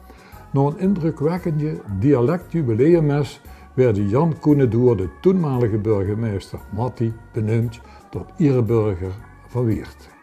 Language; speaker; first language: Dutch; native; Dutch